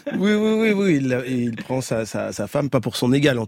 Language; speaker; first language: French; native; French